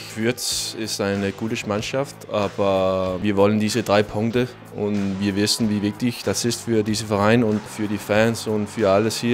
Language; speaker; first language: German; non-native, learner; Danish